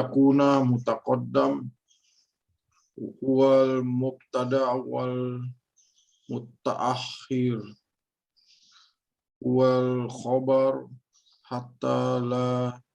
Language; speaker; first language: Arabic; non-native, learner; Indonesian